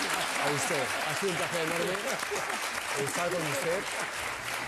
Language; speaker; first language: Spanish; native; Spanish